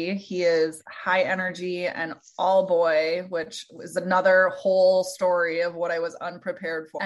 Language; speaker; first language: English; native; English